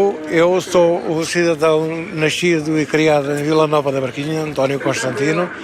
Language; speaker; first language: Portuguese; native; Portuguese